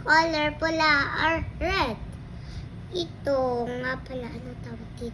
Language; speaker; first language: Filipino; native; Filipino